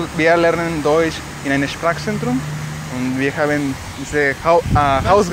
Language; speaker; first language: German; non-native, learner; Spanish